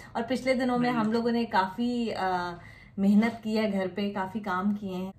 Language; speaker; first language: Urdu; native; Urdu